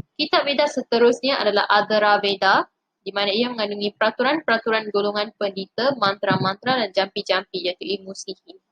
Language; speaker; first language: Malay; non-native, local second language; Tamil